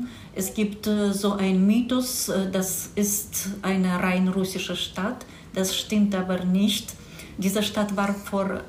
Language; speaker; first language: German; non-native, fluent; Russian